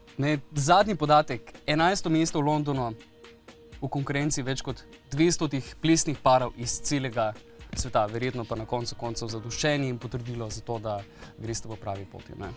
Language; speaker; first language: Slovenian; native; Slovenian